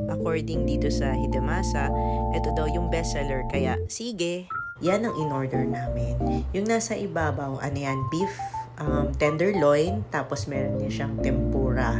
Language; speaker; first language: Filipino; native; Filipino